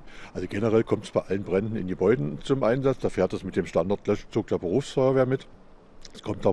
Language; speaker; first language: German; native; German